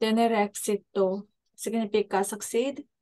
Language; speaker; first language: Spanish; non-native, learner; Korean